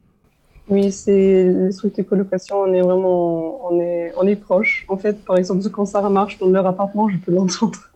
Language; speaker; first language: French; non-native, fluent; German